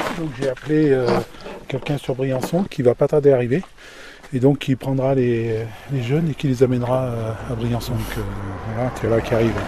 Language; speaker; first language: French; native; French